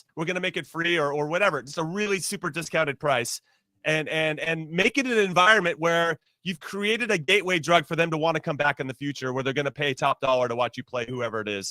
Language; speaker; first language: English; native; English